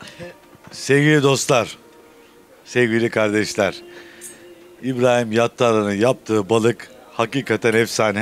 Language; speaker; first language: Turkish; native; Turkish